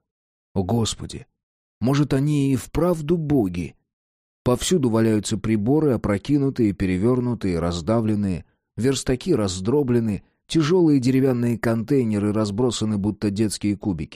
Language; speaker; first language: Russian; native; Russian